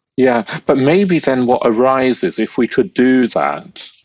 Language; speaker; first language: English; native; English